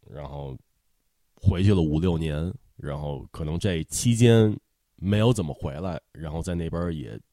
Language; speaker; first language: Chinese; early bilingual, heritage; Chinese